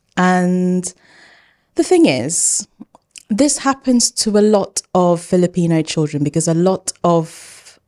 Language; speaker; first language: English; early bilingual, other home language; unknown